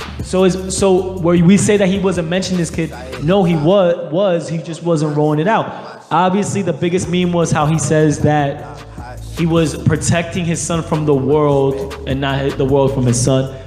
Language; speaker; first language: English; early bilingual, other home language; Spanish